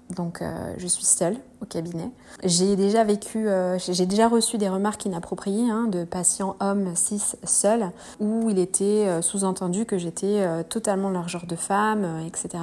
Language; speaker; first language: French; native; French